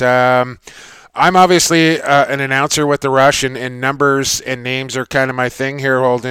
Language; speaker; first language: English; native; English